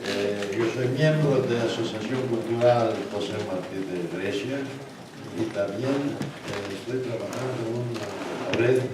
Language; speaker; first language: Spanish; non-native, learner; Greek